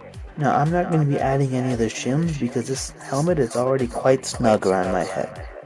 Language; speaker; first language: English; native; English